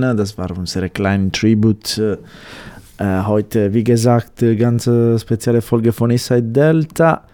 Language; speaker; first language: German; non-native, fluent; Italian